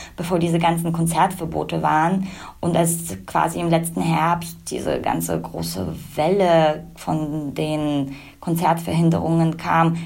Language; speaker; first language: German; early bilingual, other home language; Russian